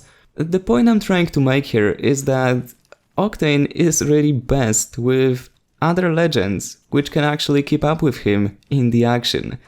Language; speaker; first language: English; non-native, fluent; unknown